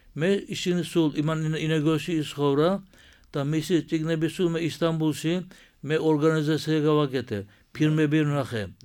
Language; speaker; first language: Georgian; early bilingual, heritage; Georgian